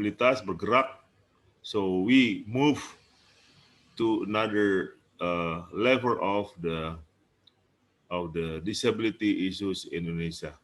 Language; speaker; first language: English; non-native, learner; Indonesian